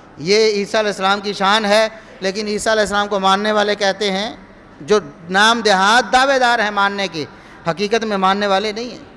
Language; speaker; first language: Urdu; non-native, local second language; Punjabi